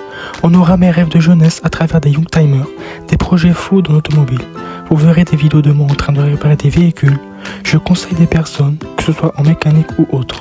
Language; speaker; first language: French; native; French